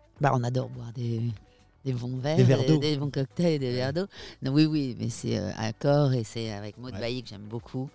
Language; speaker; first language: French; native; French